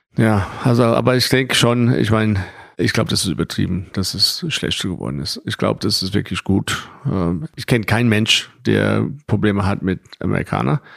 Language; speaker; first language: German; non-native, fluent; English